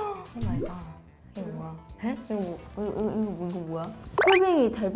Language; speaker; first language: Korean; non-native, fluent; Japanese